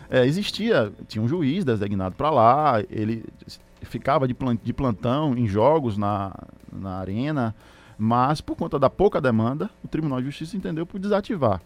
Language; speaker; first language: Portuguese; native; Portuguese